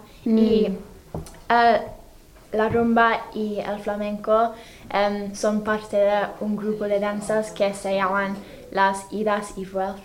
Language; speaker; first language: Spanish; non-native, fluent; English